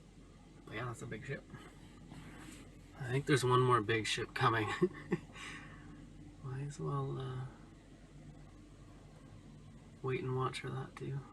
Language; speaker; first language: English; native; English